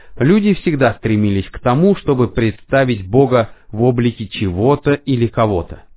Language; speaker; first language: Russian; non-native, fluent; Arabic